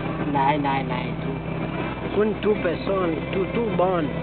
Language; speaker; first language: Danish; non-native, learner; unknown